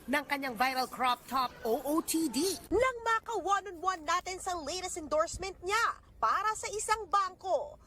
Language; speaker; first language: Filipino; non-native, local second language; Waray